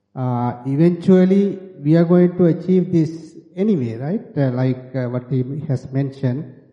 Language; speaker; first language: English; non-native, local second language; Sinhala